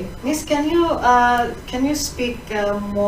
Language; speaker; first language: English; non-native, fluent; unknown